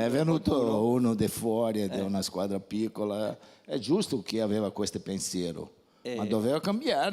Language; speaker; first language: Italian; non-native, fluent; Portuguese